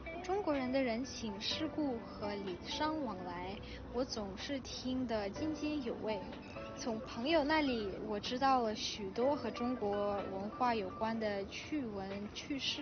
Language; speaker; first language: Chinese; early bilingual, other home language; Russian